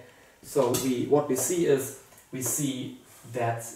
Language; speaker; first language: English; non-native, fluent; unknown